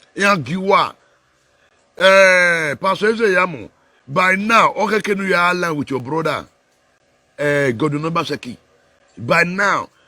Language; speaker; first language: Nigerian Pidgin; non-native, local second language; Bini